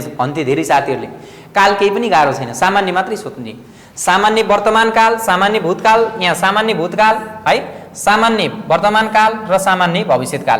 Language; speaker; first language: Nepali; native; Nepali